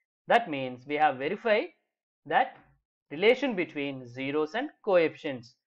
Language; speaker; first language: English; non-native, local second language; Telugu